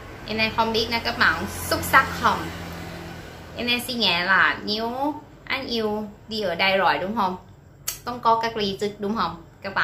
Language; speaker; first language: Vietnamese; non-native, learner; Thai